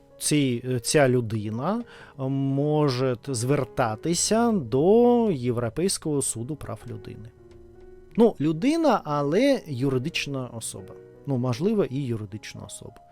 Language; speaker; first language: Ukrainian; non-native, learner; Russian